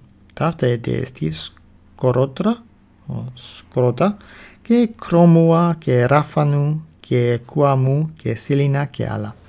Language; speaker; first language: Greek; non-native, learner; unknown